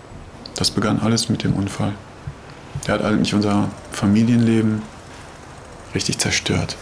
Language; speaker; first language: German; native; German